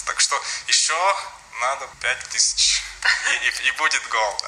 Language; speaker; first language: Russian; non-native, local second language; Latvian